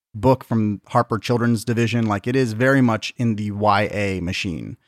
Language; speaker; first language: English; native; English